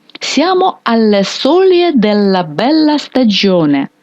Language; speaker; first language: Italian; non-native, fluent; Ukrainian